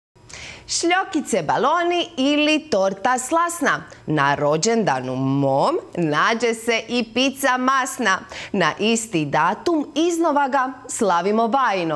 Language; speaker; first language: Croatian; native; Croatian